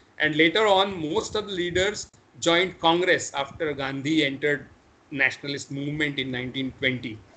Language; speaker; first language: English; non-native, local second language; Marathi